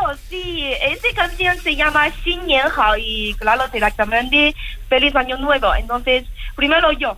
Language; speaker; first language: Spanish; non-native, fluent; Chinese